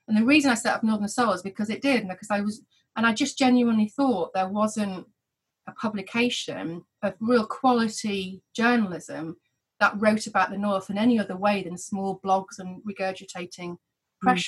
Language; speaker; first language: English; native; English